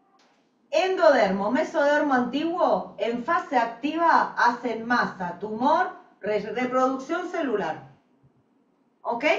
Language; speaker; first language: Spanish; native; Spanish